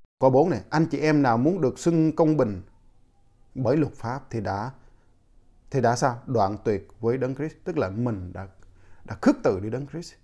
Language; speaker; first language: Vietnamese; non-native, local second language; Jarai